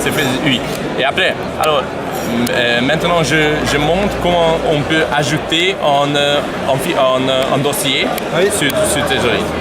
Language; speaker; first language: French; non-native, learner; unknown